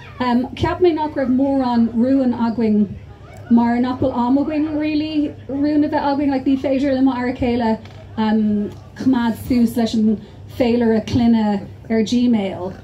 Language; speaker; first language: Irish; non-native, local second language; English